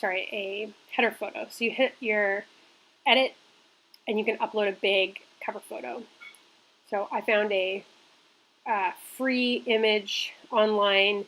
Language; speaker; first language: English; native; English